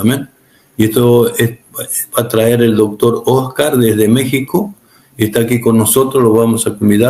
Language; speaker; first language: Spanish; non-native, fluent; Portuguese